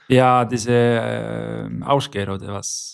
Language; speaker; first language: German; non-native, learner; Icelandic